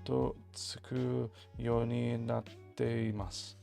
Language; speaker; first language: Japanese; non-native, learner; English